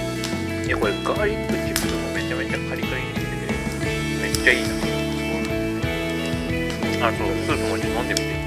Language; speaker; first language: Japanese; native; Japanese